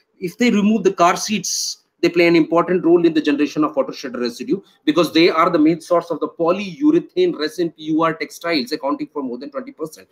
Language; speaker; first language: English; non-native, local second language; Hindi